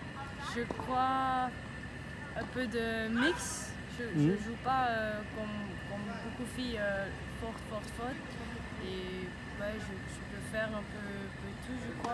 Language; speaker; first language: French; non-native, local second language; Dutch